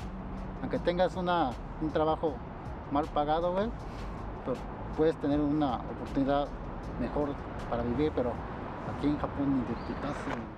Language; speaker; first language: Spanish; native; Spanish